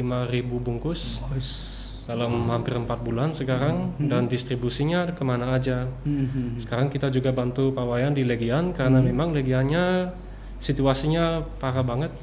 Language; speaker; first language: Indonesian; early bilingual, other home language; English